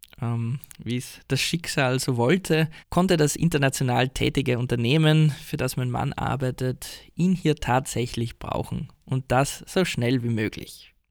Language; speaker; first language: German; native; German